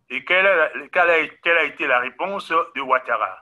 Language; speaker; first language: French; non-native, local second language; Ewe